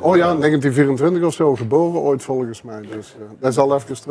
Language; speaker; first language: Dutch; native; Dutch